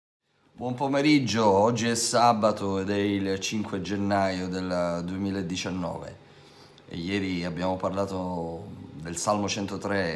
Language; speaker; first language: Italian; native; Italian